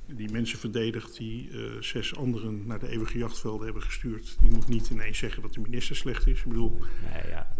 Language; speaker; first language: Dutch; native; Dutch